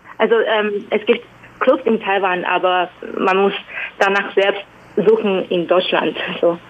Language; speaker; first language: German; non-native, fluent; Chinese